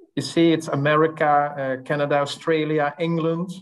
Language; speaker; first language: English; non-native, fluent; Dutch